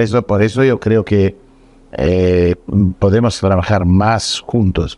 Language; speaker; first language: Spanish; non-native, fluent; Italian